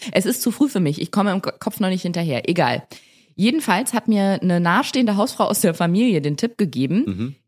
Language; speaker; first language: German; early bilingual, other home language; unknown